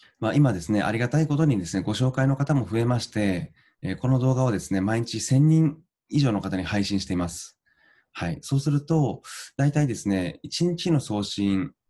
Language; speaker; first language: Japanese; native; Japanese